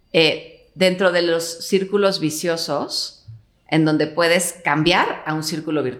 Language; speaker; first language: Spanish; native; Spanish